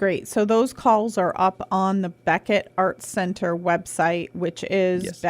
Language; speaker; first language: English; native; English